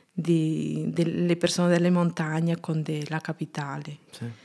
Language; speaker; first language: Italian; non-native, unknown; Spanish